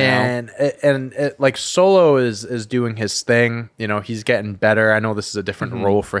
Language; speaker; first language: English; native; English